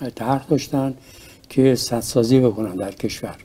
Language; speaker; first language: Persian; native; Persian